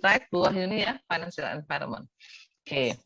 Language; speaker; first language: English; non-native, fluent; Indonesian